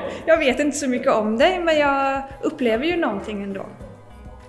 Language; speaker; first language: Swedish; native; Swedish